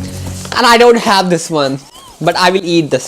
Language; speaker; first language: English; non-native, local second language; Hindi